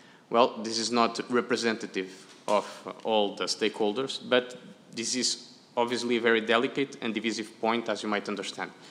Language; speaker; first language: English; non-native, fluent; Portuguese